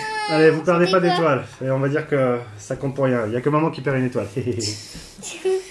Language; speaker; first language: French; native; French